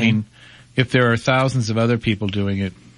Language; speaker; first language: English; native; English